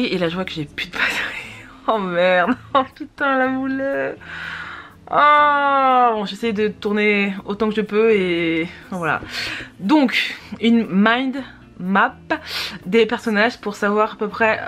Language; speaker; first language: French; native; French